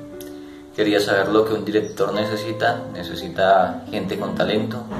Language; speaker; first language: Spanish; native; Spanish